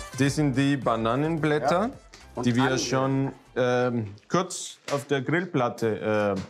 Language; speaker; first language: German; non-native, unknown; Spanish